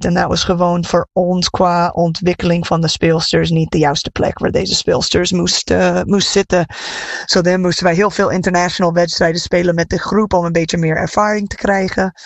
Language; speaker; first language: Dutch; non-native, fluent; English